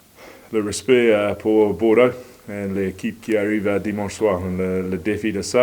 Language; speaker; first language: French; non-native, learner; English